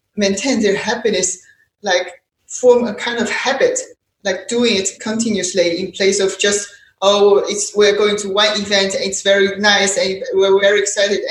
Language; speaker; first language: English; non-native, fluent; Chinese